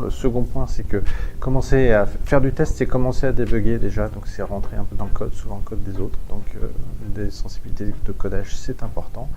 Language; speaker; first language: French; native; French